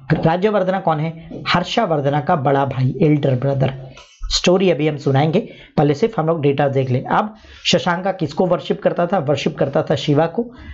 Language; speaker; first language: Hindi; non-native, local second language; Urdu